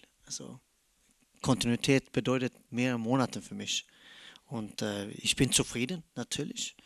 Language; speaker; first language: German; non-native, fluent; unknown